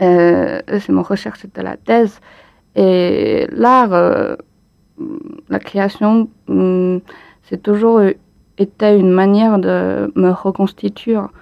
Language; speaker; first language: French; non-native, fluent; Chinese